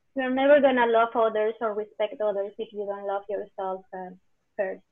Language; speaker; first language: English; non-native, fluent; Spanish